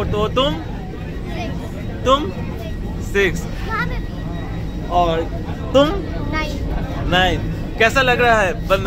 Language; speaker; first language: Hindi; non-native, local second language; Bangla